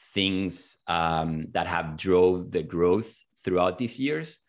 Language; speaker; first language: English; non-native, fluent; Spanish